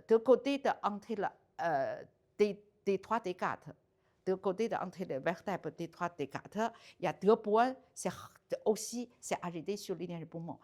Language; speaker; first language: French; non-native, learner; Chinese